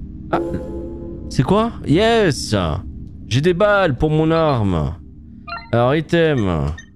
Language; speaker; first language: French; native; French